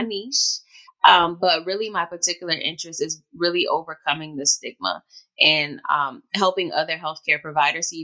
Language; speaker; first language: English; native; English